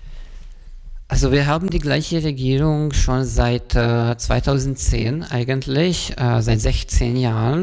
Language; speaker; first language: German; non-native, fluent; Hungarian